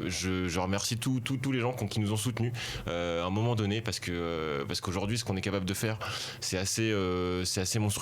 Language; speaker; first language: French; native; French